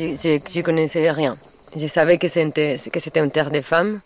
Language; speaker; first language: French; non-native, fluent; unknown